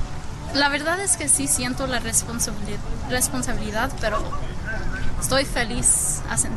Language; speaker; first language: Spanish; early bilingual, heritage; Spanish